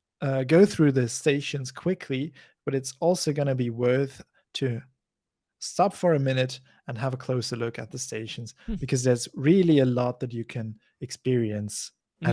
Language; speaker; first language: English; non-native, fluent; German